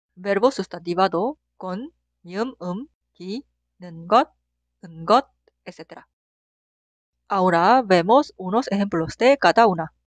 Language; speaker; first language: Spanish; non-native, fluent; Korean